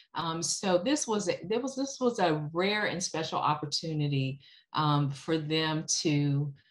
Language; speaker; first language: English; native; English